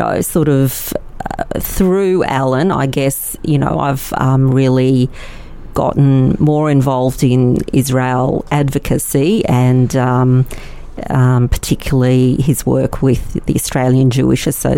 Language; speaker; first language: English; non-native, local second language; Yiddish